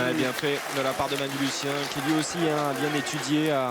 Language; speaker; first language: French; native; French